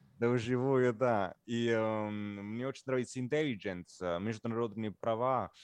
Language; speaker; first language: Russian; non-native, fluent; Italian